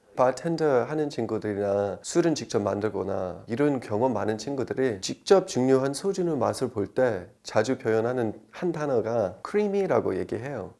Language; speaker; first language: Korean; non-native, fluent; English